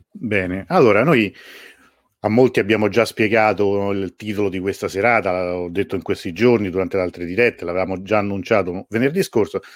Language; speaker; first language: Italian; early bilingual, other home language; Persian